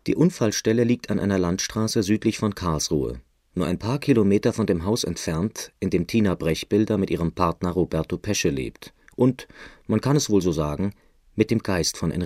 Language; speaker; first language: German; native; German